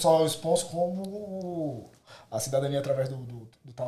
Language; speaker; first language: Portuguese; native; Portuguese